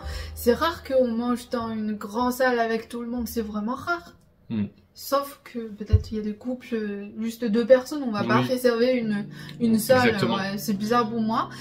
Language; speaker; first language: French; non-native, fluent; Chinese